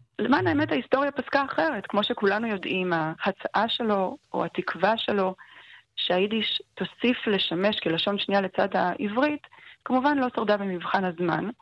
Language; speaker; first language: Hebrew; native; Hebrew